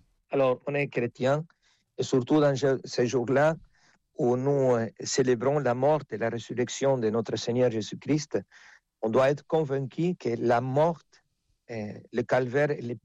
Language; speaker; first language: French; non-native, fluent; Spanish